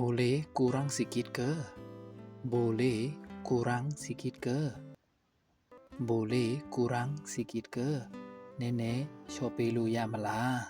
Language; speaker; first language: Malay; non-native, fluent; Burmese